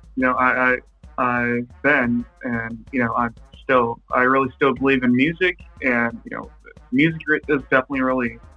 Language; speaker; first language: English; non-native, fluent; Japanese